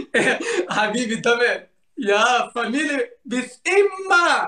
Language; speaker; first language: German; non-native, learner; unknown